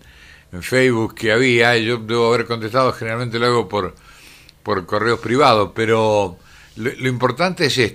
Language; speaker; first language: Spanish; native; Spanish